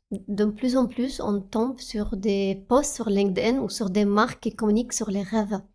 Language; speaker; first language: French; non-native, fluent; Arabic